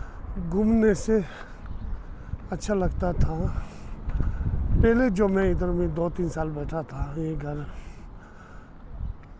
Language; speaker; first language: Hindi; non-native, fluent; Tibetan